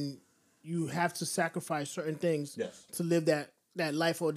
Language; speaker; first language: English; non-native, fluent; French